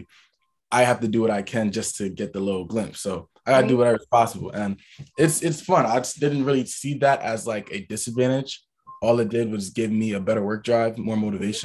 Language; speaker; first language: English; native; English